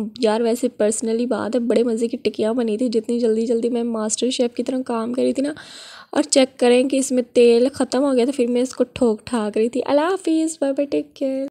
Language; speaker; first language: Urdu; non-native, local second language; Punjabi